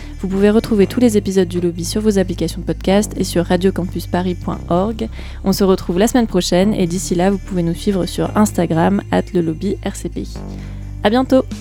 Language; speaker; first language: French; native; French